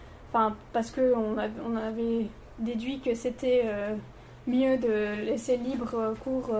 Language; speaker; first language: French; native; French